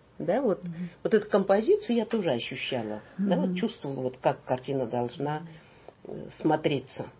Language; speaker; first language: Russian; non-native, local second language; Armenian